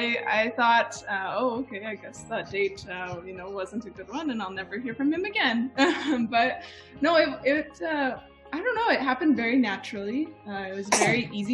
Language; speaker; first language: English; native; English